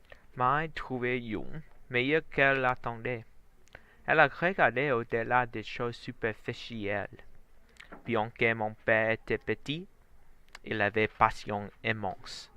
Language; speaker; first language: French; non-native, learner; Vietnamese